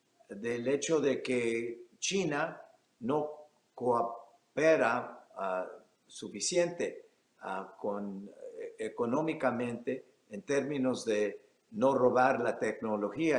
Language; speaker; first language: Spanish; early bilingual, heritage; Spanish